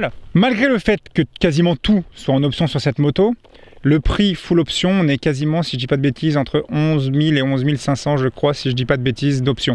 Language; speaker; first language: French; native; French